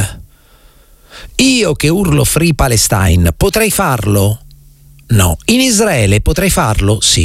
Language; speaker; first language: Italian; native; Italian